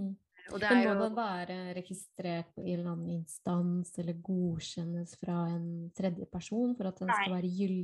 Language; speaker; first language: Norwegian; non-native, fluent; Spanish